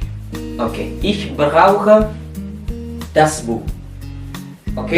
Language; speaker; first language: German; non-native, learner; Indonesian